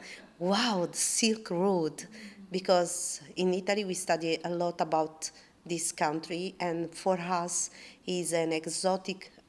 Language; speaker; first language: English; non-native, learner; Italian